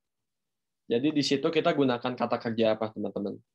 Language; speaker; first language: Indonesian; native; Indonesian